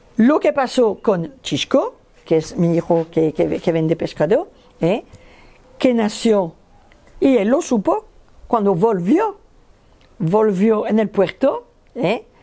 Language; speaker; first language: Spanish; non-native, fluent; French